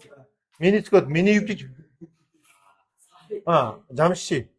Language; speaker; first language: Korean; non-native, fluent; Uzbek